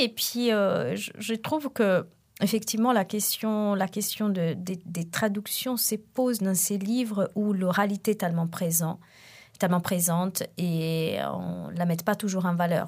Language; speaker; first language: French; non-native, fluent; Italian